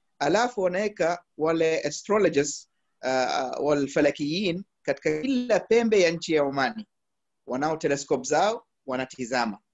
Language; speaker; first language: Swahili; early bilingual, heritage; Arabic